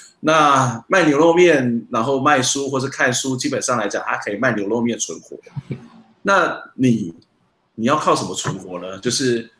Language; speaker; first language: Chinese; native; Chinese